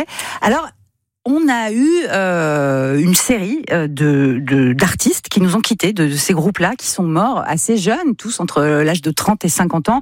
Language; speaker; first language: French; native; French